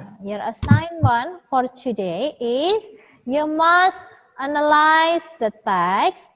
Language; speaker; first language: English; non-native, fluent; Indonesian